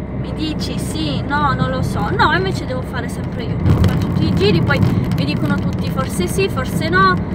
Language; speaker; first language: Italian; non-native, fluent; Romanian